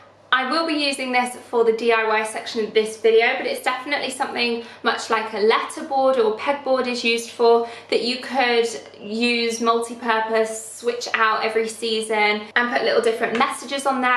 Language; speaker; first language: English; native; English